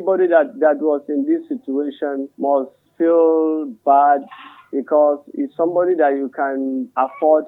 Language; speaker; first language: English; non-native, local second language; Hausa